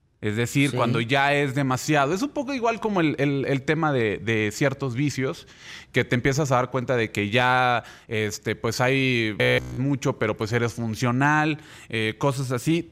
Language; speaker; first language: Spanish; native; Spanish